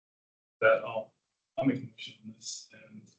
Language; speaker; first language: English; native; English